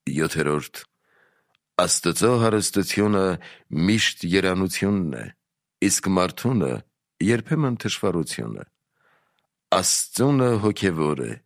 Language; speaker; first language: Armenian; native; Armenian